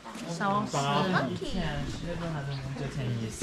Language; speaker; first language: Chinese; native; Chinese